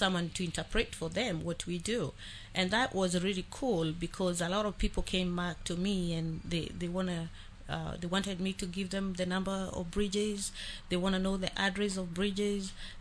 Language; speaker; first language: English; non-native, local second language; Kikuyu